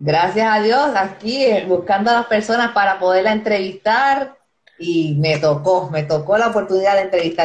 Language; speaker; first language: Spanish; native; Spanish